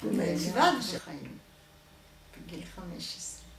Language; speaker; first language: Hebrew; non-native, fluent; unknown